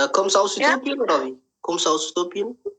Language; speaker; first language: German; non-native, fluent; Tigrinya